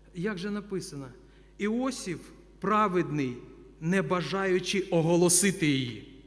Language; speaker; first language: Ukrainian; non-native, local second language; Russian